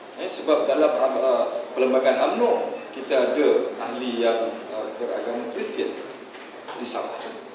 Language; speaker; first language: Malay; native; Malay